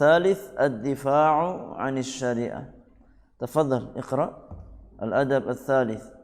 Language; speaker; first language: Arabic; non-native, fluent; Indonesian